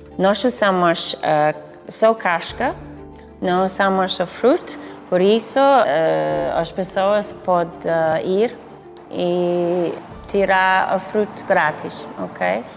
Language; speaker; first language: Portuguese; non-native, learner; English